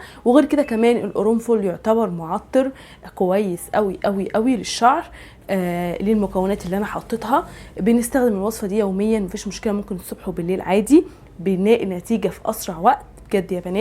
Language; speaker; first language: Arabic; native; Arabic